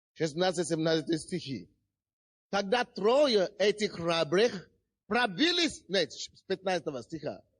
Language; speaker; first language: Russian; non-native, fluent; Yoruba